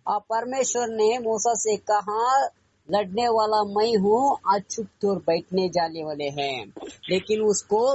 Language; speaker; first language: Hindi; non-native, local second language; Kannada